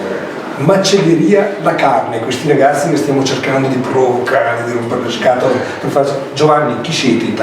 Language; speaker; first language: Italian; native; Italian